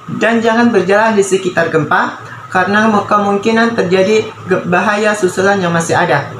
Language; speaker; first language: Indonesian; native; Indonesian